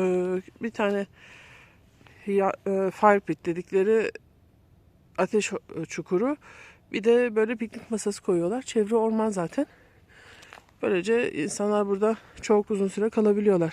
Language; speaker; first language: Turkish; native; Turkish